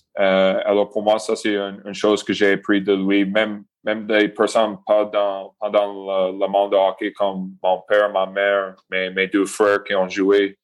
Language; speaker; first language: French; non-native, local second language; English